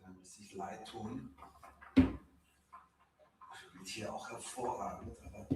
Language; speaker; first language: German; native; German